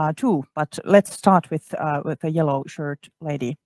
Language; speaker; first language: English; non-native, fluent; Finnish